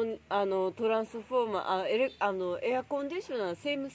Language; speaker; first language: English; non-native, learner; Japanese